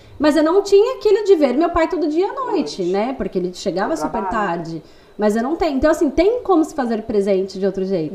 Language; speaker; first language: Portuguese; native; Portuguese